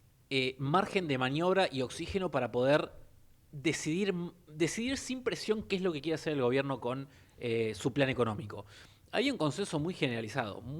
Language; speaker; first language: Spanish; native; Spanish